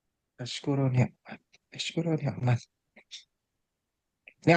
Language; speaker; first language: Arabic; non-native, learner; Indonesian